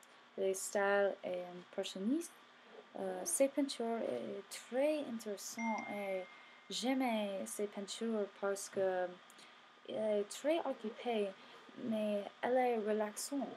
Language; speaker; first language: French; non-native, learner; English